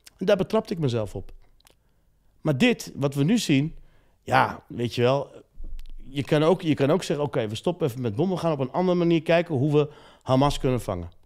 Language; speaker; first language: Dutch; early bilingual, other home language; Riffian